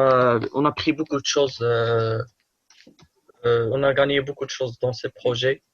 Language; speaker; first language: French; non-native, local second language; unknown